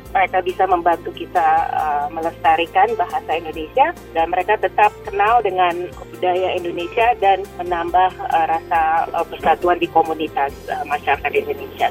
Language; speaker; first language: Indonesian; native; Indonesian